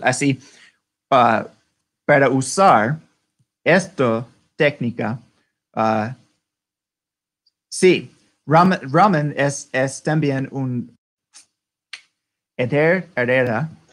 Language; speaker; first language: Spanish; non-native, learner; English